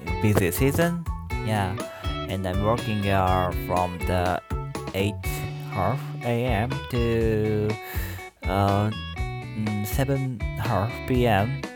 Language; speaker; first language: English; non-native, learner; Japanese